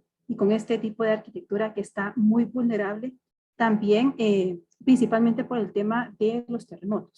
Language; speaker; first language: Spanish; native; Spanish